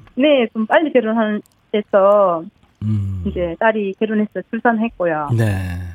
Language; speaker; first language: Korean; native; Korean